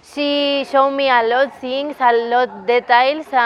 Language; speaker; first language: English; non-native, learner; Spanish